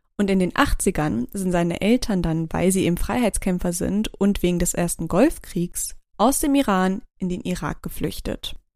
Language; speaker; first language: German; early bilingual, other home language; Turkish